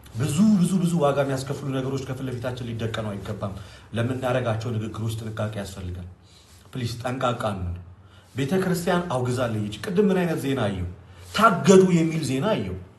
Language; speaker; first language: Amharic; non-native, local second language; Oromo